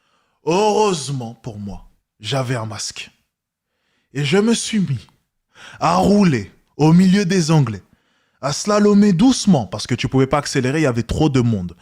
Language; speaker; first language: French; native; French